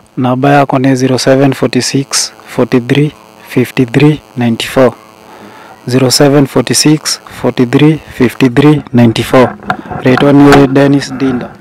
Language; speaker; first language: Kikuyu; non-native, local second language; Kamba